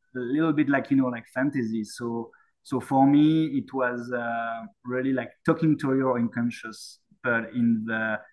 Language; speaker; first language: English; non-native, fluent; French